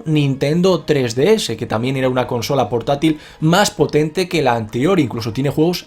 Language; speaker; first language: Spanish; native; Spanish